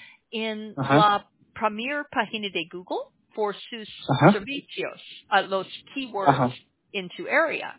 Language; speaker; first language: Spanish; non-native, learner; English